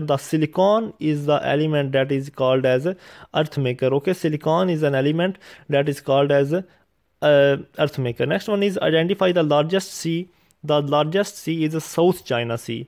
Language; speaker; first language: English; non-native, local second language; Urdu